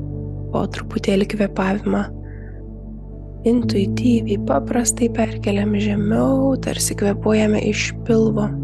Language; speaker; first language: Lithuanian; native; Lithuanian